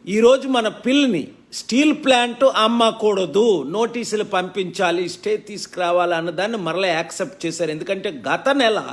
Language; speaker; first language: Telugu; native; Telugu